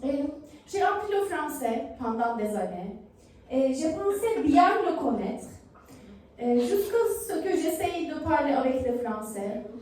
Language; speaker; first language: French; non-native, learner; Turkish